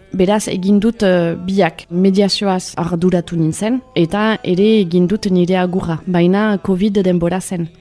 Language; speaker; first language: Basque; early bilingual, other home language; Spanish